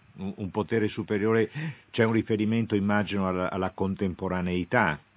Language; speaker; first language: Italian; native; Italian